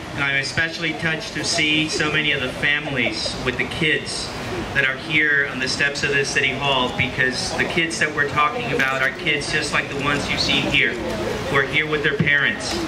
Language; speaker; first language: English; early bilingual, other home language; Spanish